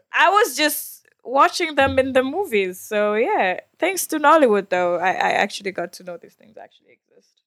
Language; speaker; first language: English; non-native, local second language; Swahili